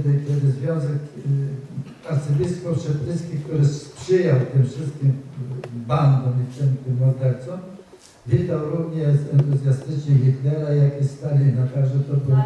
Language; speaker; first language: Polish; native; Polish